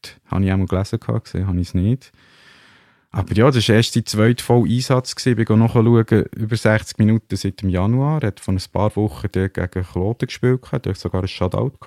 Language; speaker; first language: German; native; German